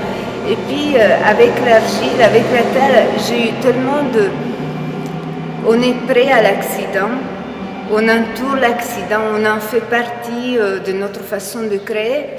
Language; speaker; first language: French; non-native, fluent; Italian